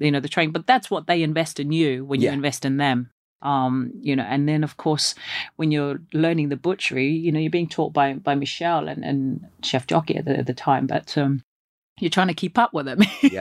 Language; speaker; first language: English; native; English